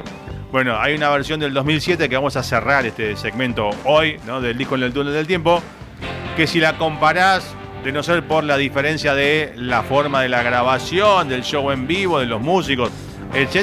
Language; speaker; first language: Spanish; native; Spanish